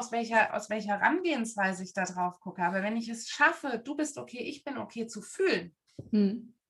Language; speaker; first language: German; native; German